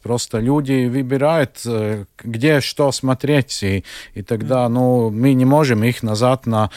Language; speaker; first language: Russian; non-native, local second language; Latvian